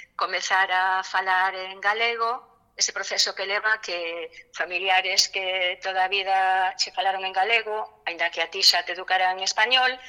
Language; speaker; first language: Galician; non-native, local second language; Spanish